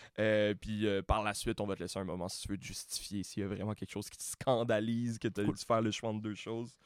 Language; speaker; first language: French; native; French